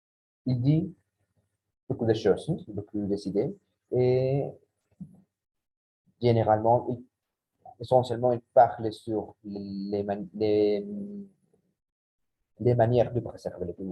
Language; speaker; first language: French; non-native, learner; Spanish